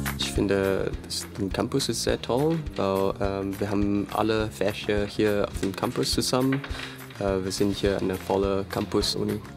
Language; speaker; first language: German; non-native, fluent; English